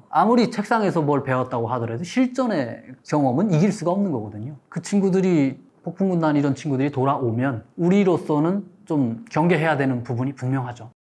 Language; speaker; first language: Korean; native; Korean